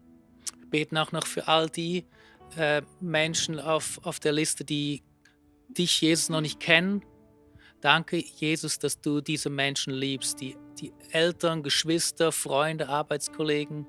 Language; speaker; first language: German; native; German